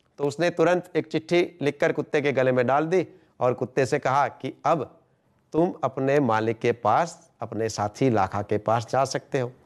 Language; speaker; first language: Hindi; non-native, local second language; Gujarati